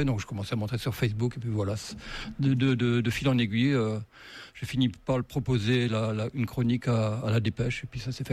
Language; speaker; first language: French; native; French